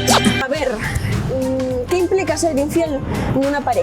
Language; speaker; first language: Spanish; native; Spanish